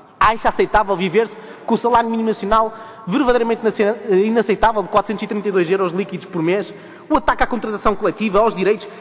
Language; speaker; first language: Portuguese; early bilingual, heritage; Portuguese